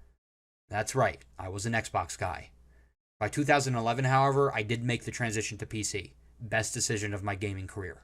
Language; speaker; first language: English; native; English